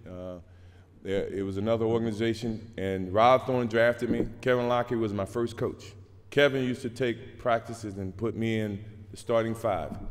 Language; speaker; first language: English; native; English